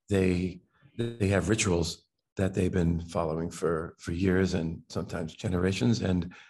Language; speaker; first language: English; native; English